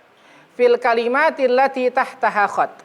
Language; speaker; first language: Arabic; non-native, fluent; Indonesian